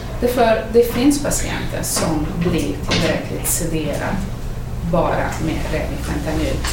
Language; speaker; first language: Swedish; non-native, fluent; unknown